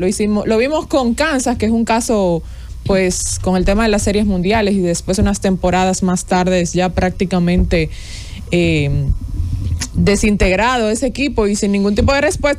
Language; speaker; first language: Spanish; native; Spanish